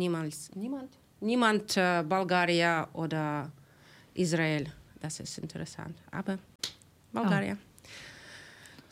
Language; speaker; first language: German; non-native, learner; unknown